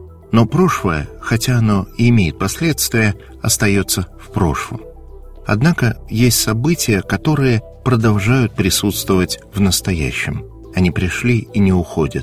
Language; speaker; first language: Russian; native; Russian